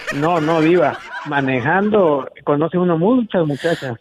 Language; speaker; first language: Spanish; native; Spanish